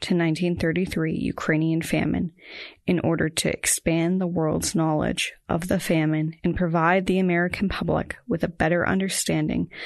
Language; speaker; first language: English; native; English